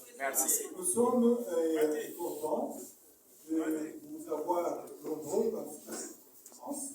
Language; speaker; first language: French; non-native, local second language; Swahili